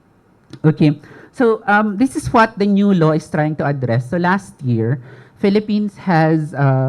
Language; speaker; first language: English; non-native, local second language; Filipino